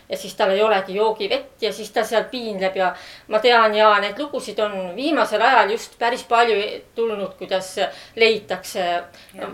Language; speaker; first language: Estonian; native; Estonian